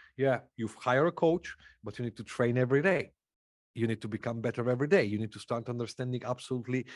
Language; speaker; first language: English; non-native, fluent; Macedonian